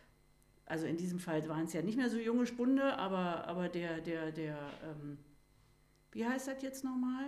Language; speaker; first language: German; native; German